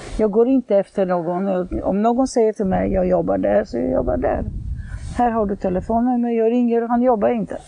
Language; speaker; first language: Swedish; non-native, fluent; Polish